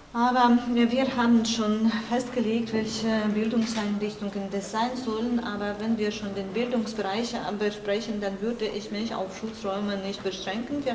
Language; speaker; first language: German; non-native, fluent; Ukrainian